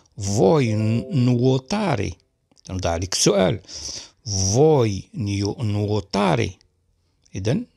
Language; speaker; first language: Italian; non-native, learner; Arabic